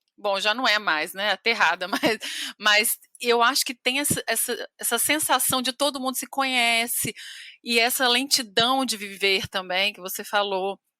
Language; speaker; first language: Portuguese; native; Portuguese